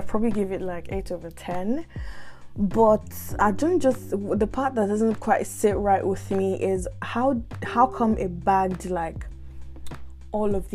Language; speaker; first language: English; non-native, local second language; Igbo